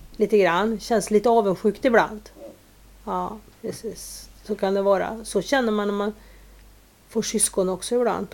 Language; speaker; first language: Swedish; native; Swedish